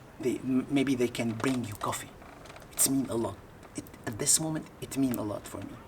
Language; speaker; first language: English; non-native, learner; Arabic